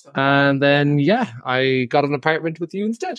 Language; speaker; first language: English; native; English